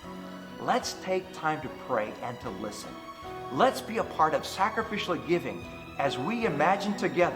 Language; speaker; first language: English; native; English